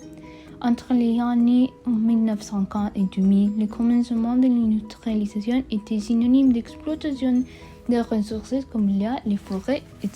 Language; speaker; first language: French; non-native, learner; Spanish